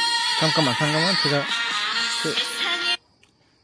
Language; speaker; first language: Korean; non-native, learner; Nepali